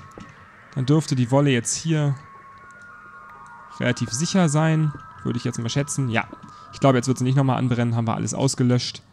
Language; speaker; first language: German; native; German